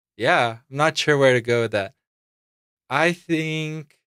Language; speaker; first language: English; non-native, fluent; Portuguese